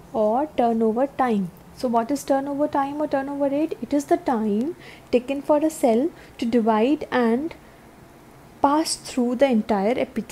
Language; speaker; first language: English; non-native, local second language; Hindi